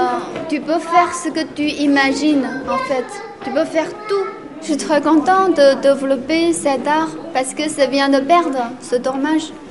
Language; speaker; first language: French; non-native, fluent; Chinese